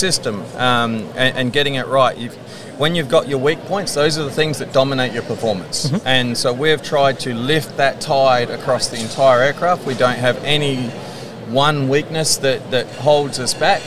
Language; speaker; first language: English; native; English